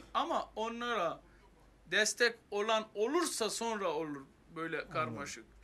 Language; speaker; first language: Turkish; non-native, fluent; Armenian